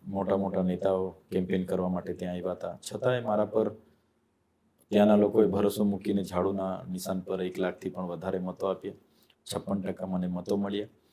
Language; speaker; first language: Gujarati; non-native, local second language; Vasavi